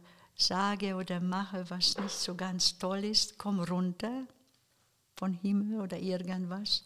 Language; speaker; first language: German; non-native, fluent; Hungarian